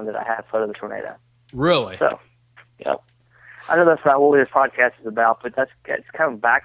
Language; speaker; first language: English; native; English